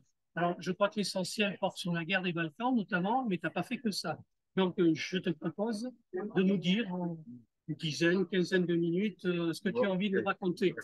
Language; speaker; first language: French; native; French